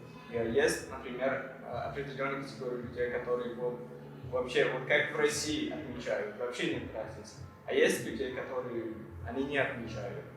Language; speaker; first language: Russian; non-native, local second language; Tajik